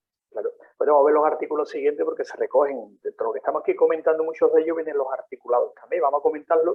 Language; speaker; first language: Spanish; native; Spanish